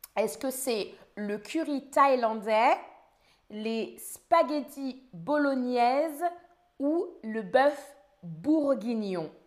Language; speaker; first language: French; native; French